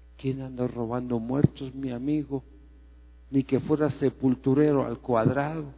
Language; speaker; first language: Spanish; non-native, fluent; Greek